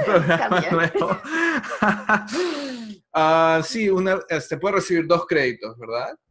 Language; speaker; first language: Spanish; non-native, fluent; English